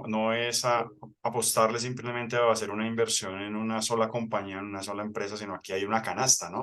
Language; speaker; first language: Spanish; native; Spanish